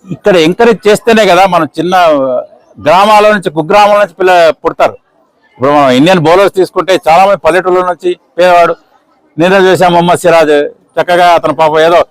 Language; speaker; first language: Telugu; non-native, local second language; Urdu